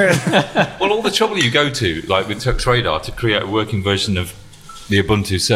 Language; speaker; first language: English; native; English